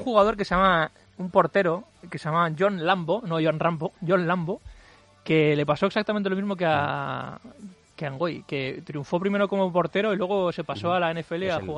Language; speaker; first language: Spanish; native; Spanish